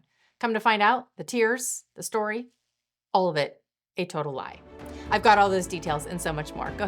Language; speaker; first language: English; native; English